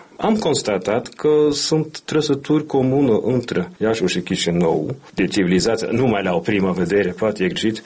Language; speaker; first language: Romanian; non-native, fluent; Norwegian